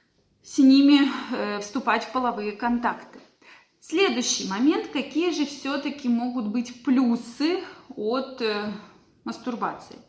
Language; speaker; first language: Russian; native; Russian